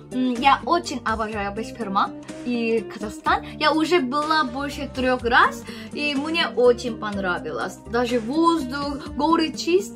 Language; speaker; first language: Russian; non-native, fluent; Korean